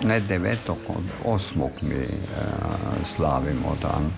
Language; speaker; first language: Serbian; non-native, fluent; German